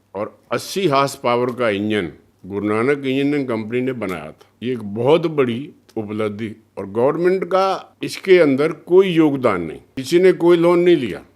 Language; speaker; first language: Hindi; early bilingual, other home language; Punjabi